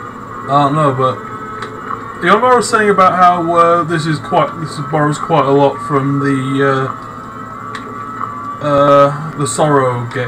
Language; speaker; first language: English; native; English